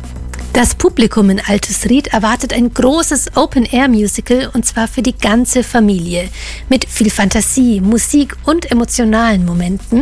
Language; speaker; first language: German; native; German